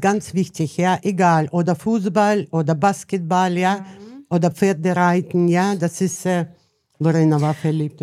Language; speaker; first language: German; non-native, learner; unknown